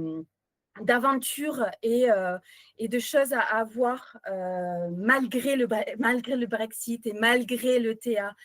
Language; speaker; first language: French; native; French